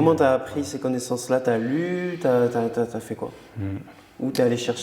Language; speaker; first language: French; native; French